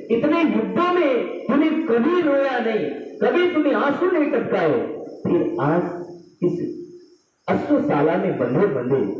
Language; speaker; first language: Hindi; non-native, local second language; Gujarati